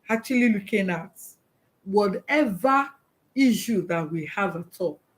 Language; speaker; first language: English; non-native, local second language; Yoruba